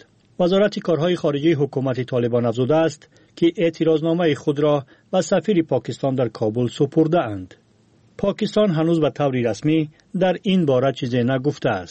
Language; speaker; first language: Persian; native; Persian